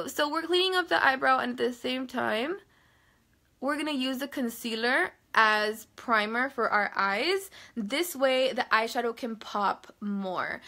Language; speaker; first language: English; native; English